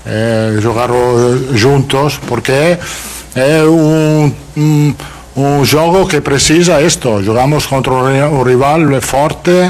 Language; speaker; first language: Portuguese; non-native, learner; Italian